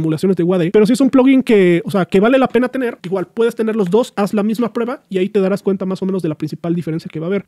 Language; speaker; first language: Spanish; native; Spanish